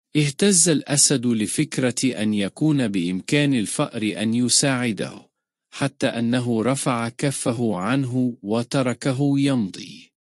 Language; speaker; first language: Arabic; non-native, fluent; Turkish